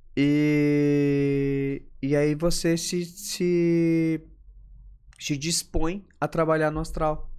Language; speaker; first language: Portuguese; native; Portuguese